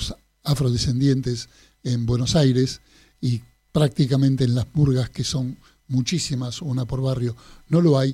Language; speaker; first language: Spanish; native; Spanish